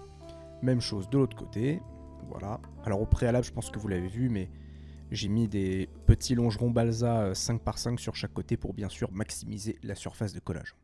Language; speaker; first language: French; native; French